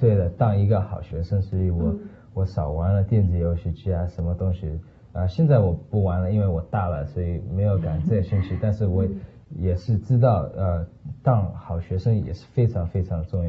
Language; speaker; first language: Chinese; early bilingual, heritage; Chinese